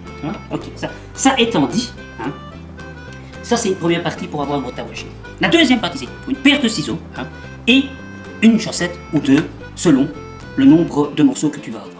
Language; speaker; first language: French; native; French